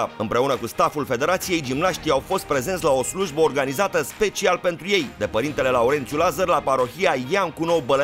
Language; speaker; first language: Romanian; native; Romanian